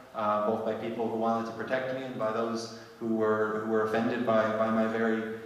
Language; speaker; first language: English; native; English